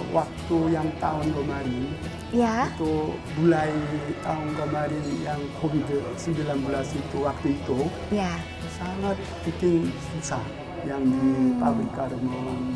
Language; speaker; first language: Indonesian; non-native, learner; Korean